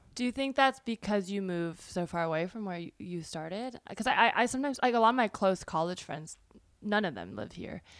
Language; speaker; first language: English; early bilingual, other home language; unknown